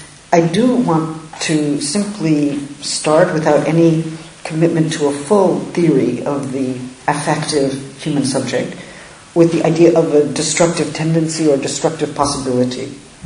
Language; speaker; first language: English; native; English